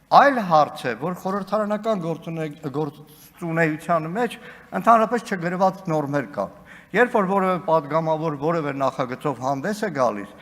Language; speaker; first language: Armenian; native; Armenian